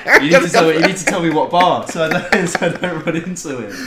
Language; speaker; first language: English; native; English